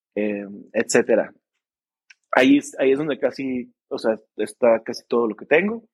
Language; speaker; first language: Spanish; native; Spanish